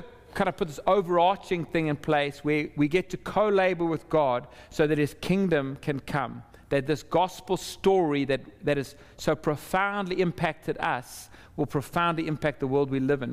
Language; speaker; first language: English; native; English